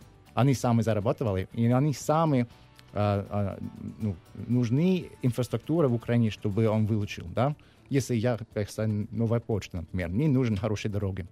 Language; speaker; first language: Russian; non-native, learner; English